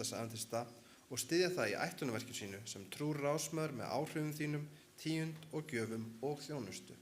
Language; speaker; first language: Icelandic; native; Icelandic